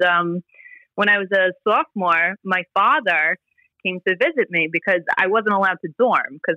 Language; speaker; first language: English; early bilingual, other home language; Italian